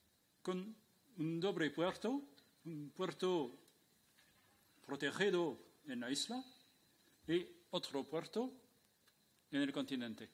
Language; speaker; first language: Spanish; non-native, fluent; French